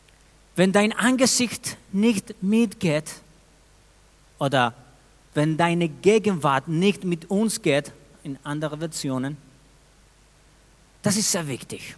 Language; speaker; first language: German; non-native, fluent; Spanish